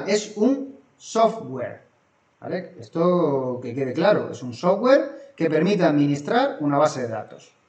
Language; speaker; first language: Spanish; native; Spanish